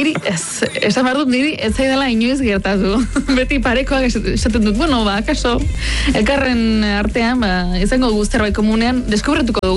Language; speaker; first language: Basque; native; Basque